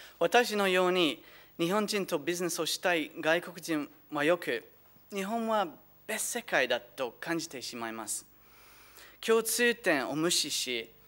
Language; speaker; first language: Japanese; non-native, fluent; English